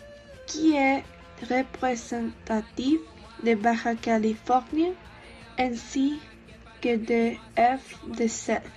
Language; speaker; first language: French; non-native, learner; Spanish